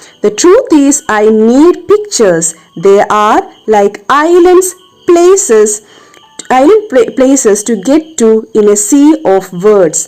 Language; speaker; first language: English; non-native, local second language; Malayalam